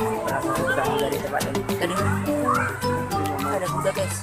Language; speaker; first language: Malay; non-native, local second language; Javanese